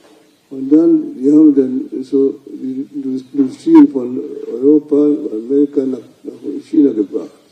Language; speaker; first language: German; non-native, fluent; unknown